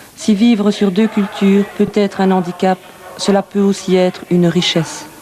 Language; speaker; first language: French; native; French